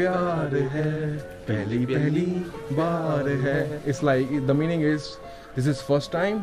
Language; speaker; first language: English; non-native, local second language; Hindi